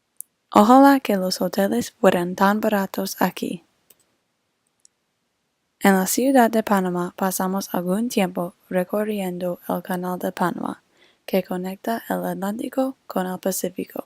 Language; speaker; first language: Spanish; non-native, fluent; English